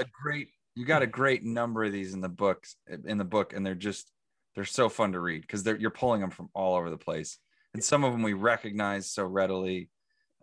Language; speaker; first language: English; native; English